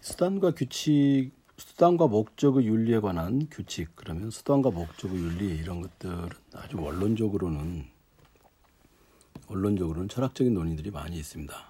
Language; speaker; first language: Korean; native; Korean